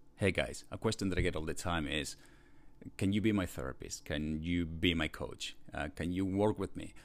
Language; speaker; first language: English; non-native, fluent; Spanish